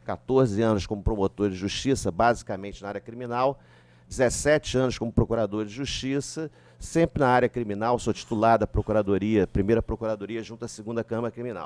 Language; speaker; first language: Portuguese; native; Portuguese